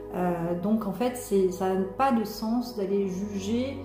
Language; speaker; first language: French; native; French